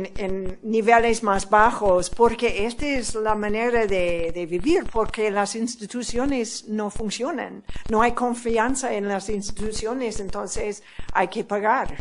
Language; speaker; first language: Spanish; non-native, fluent; English